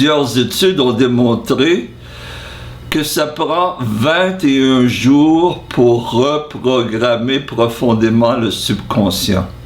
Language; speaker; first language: French; non-native, fluent; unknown